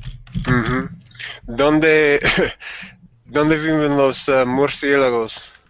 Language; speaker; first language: Spanish; non-native, learner; English